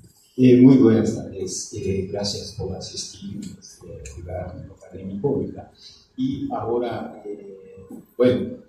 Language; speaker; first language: Spanish; non-native, fluent; Japanese